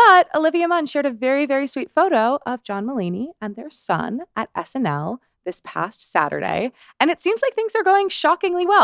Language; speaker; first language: English; native; English